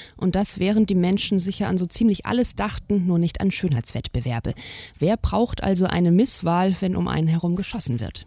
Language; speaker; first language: German; native; German